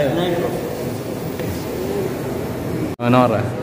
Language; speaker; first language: Arabic; non-native, learner; Filipino